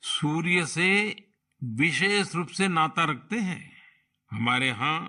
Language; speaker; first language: Hindi; non-native, local second language; Gujarati